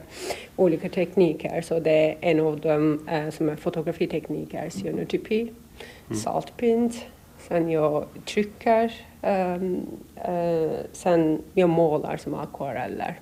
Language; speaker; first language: Swedish; non-native, learner; Turkish